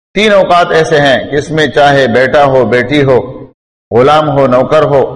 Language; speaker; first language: Urdu; non-native, local second language; Pashto